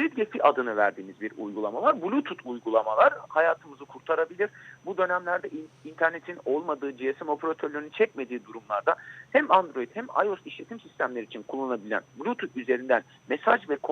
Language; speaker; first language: Turkish; native; Turkish